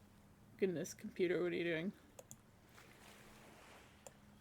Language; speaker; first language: English; native; English